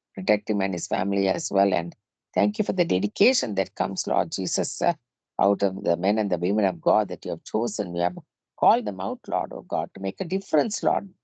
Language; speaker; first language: English; non-native, local second language; Tamil